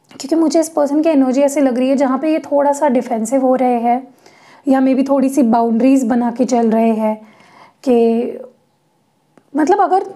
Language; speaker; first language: Hindi; non-native, local second language; Marathi